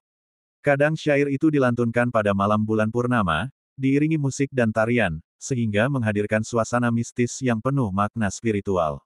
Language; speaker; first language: Indonesian; native; Indonesian